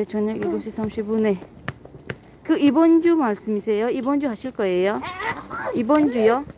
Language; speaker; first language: Korean; non-native, learner; Tajik